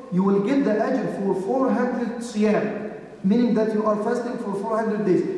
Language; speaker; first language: English; non-native, fluent; Arabic